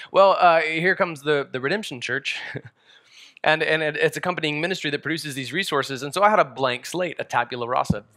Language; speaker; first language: English; native; English